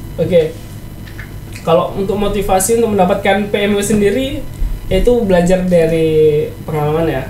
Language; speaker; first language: Indonesian; native; Indonesian